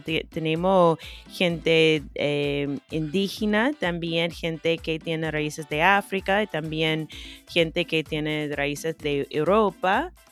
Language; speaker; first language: Spanish; non-native, fluent; English